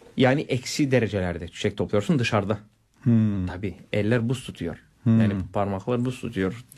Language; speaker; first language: Turkish; non-native, fluent; Bulgarian